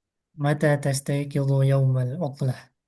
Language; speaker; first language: Arabic; non-native, fluent; Indonesian